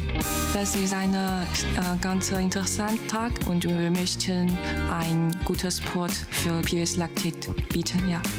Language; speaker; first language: German; non-native, learner; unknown